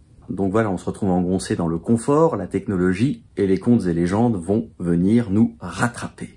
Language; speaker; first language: French; native; French